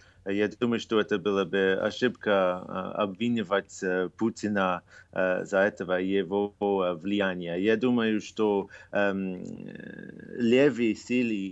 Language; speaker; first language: Russian; non-native, fluent; English